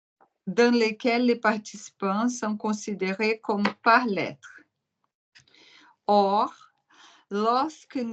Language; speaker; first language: French; non-native, fluent; Portuguese